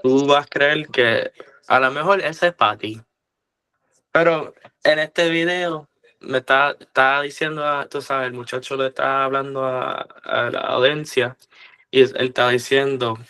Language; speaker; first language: Spanish; early bilingual, heritage; Spanish